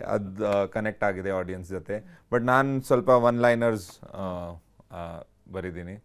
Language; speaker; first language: Kannada; non-native, learner; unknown